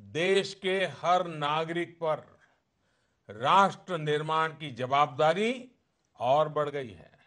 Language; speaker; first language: Hindi; non-native, local second language; Gujarati